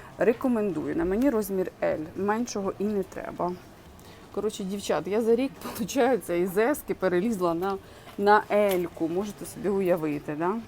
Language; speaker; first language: Ukrainian; non-native, local second language; Russian